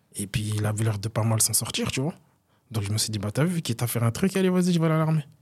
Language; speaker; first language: French; native; French